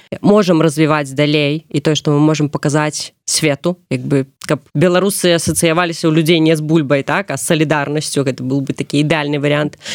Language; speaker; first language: Belarusian; non-native, local second language; Russian